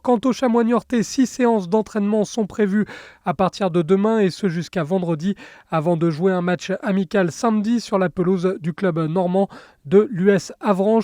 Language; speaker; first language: French; native; French